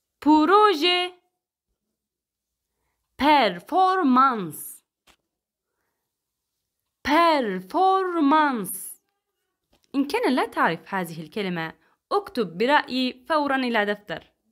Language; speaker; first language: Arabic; non-native, learner; Turkish